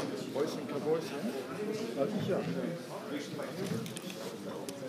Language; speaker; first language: German; native; German